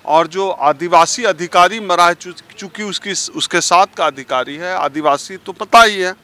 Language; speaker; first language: Hindi; native; Hindi